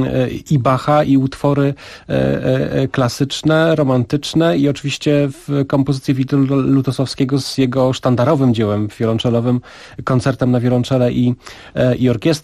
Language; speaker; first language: Polish; native; Polish